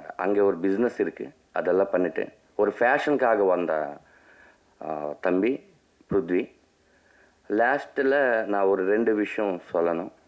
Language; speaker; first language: Tamil; non-native, learner; Telugu